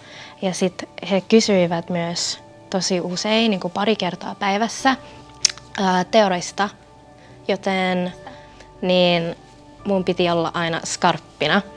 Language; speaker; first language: Finnish; non-native, fluent; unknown